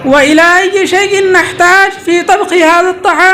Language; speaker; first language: Arabic; non-native, learner; Urdu